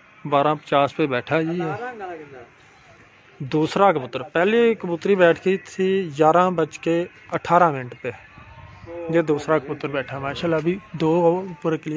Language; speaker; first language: Hindi; non-native, local second language; Punjabi